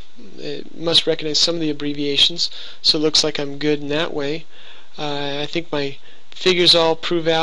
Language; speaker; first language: English; native; English